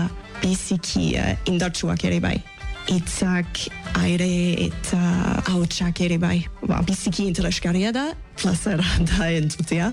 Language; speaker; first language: Basque; non-native, fluent; English